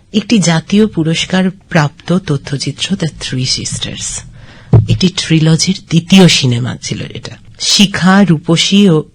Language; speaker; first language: Bangla; native; Bangla